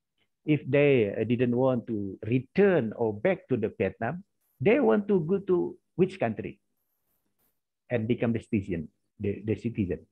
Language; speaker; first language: English; non-native, learner; Indonesian